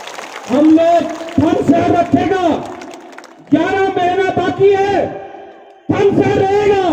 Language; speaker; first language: Hindi; non-native, local second language; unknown